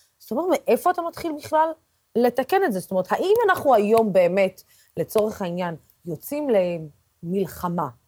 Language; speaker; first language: Hebrew; non-native, local second language; Arabic